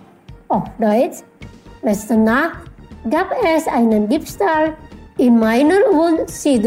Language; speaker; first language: German; non-native, fluent; Indonesian